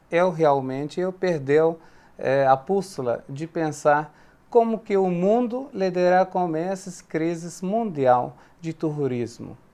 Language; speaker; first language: Portuguese; non-native, fluent; Arabic